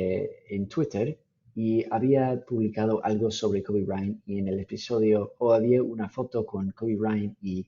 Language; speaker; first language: Spanish; non-native, fluent; English